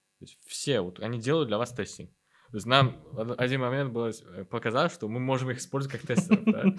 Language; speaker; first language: Russian; non-native, local second language; Uzbek